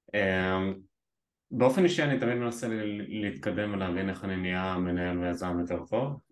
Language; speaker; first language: Hebrew; native; Hebrew